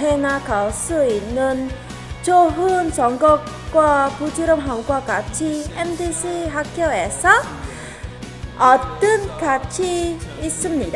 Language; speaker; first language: Korean; non-native, learner; Indonesian